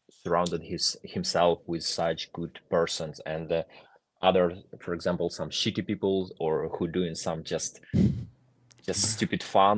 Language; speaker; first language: English; non-native, fluent; Ukrainian